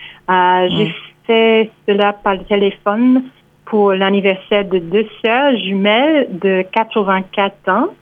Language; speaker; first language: French; non-native, fluent; English